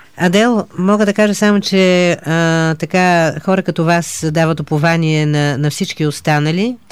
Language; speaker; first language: Bulgarian; native; Bulgarian